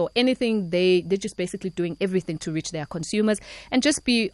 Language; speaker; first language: English; non-native, local second language; Zulu